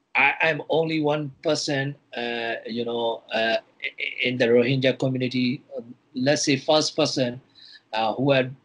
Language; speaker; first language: English; non-native, fluent; Burmese